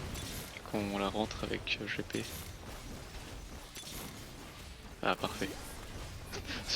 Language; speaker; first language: French; native; French